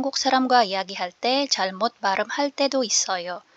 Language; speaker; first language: Korean; non-native, fluent; Filipino